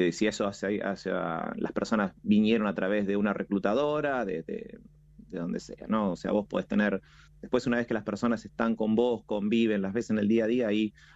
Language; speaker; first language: Spanish; native; Spanish